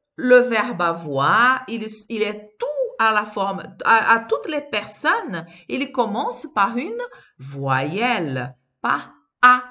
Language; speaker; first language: French; non-native, fluent; Portuguese